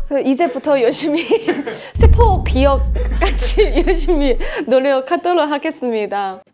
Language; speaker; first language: Korean; non-native, fluent; Chinese